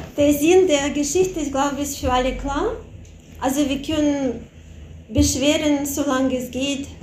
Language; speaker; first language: German; non-native, fluent; Russian